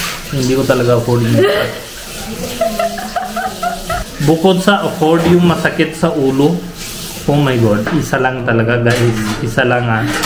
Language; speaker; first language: Filipino; non-native, learner; Punjabi